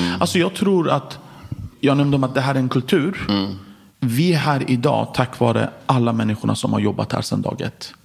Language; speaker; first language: Swedish; early bilingual, other home language; Persian